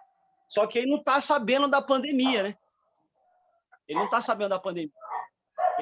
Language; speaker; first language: Portuguese; native; Portuguese